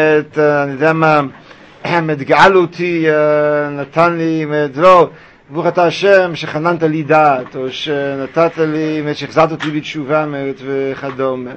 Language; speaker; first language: Hebrew; native; Hebrew